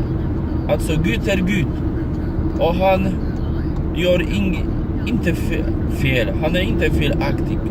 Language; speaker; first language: Swedish; non-native, learner; Polish